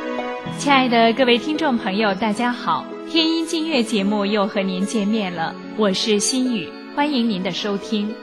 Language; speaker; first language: Chinese; native; Chinese